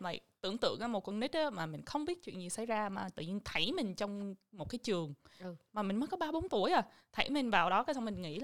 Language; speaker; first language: Vietnamese; early bilingual, heritage; Vietnamese